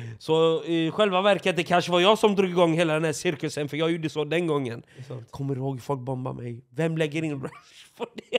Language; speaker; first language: Swedish; native; Swedish